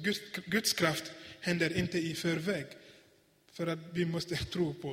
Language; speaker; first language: Swedish; non-native, fluent; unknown